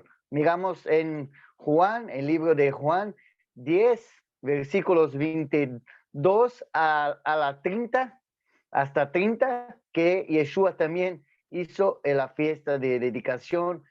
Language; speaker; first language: Spanish; non-native, fluent; Portuguese